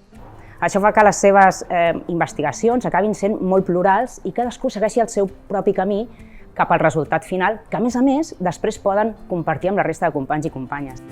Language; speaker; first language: Catalan; native; Catalan